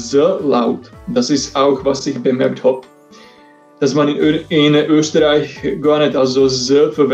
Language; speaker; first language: German; non-native, fluent; Czech